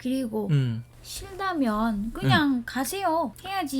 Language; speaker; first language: Korean; non-native, learner; Vietnamese